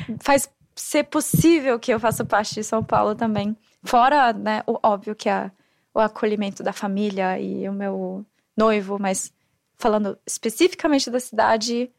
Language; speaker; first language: Portuguese; non-native, fluent; German